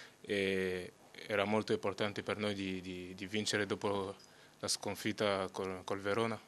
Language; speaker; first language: Italian; non-native, learner; French